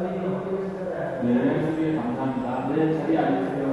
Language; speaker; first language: Korean; native; Korean